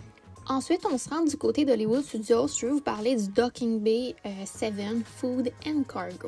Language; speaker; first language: French; native; French